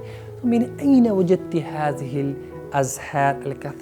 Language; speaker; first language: Arabic; non-native, fluent; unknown